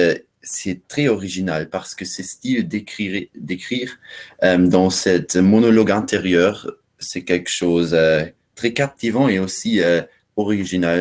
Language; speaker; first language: French; non-native, learner; German